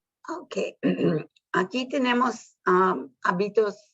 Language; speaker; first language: Spanish; early bilingual, heritage; Spanish